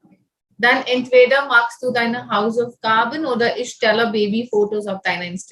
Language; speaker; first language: German; non-native, fluent; Hindi